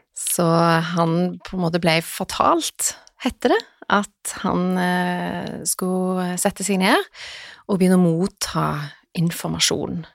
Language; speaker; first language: Norwegian; native; Norwegian